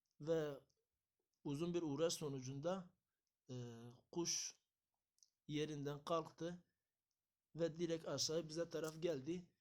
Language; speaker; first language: Turkish; native; Turkish